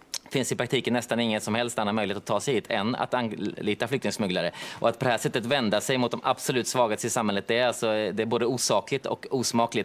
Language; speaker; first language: Swedish; native; Swedish